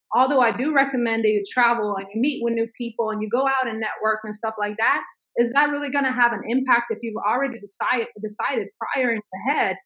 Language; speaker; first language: English; early bilingual, other home language; Swedish